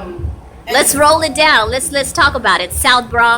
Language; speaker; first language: English; native; English